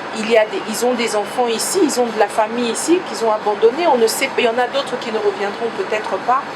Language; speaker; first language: French; non-native, local second language; Lingala